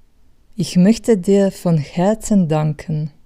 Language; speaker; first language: German; non-native, fluent; Croatian